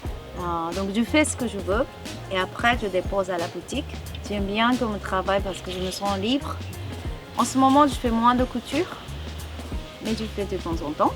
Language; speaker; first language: French; non-native, fluent; Japanese